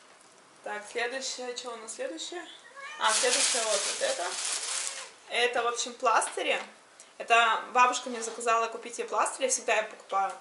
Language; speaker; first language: Russian; native; Russian